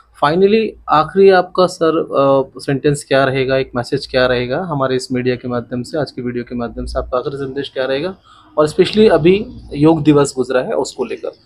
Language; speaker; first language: Hindi; native; Hindi